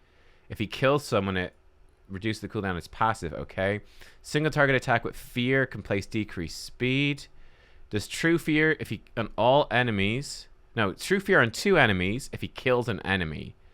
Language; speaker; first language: English; native; English